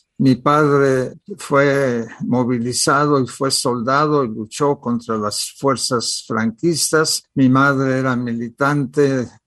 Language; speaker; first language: Spanish; early bilingual, other home language; Catalan